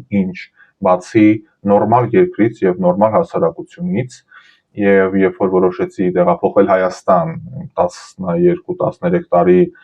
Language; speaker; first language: Armenian; early bilingual, heritage; Armenian